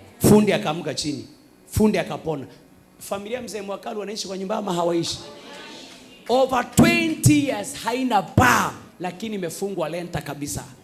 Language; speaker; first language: Swahili; native; Swahili